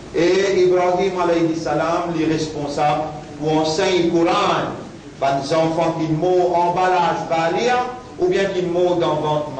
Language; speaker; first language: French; non-native, local second language; Morisyen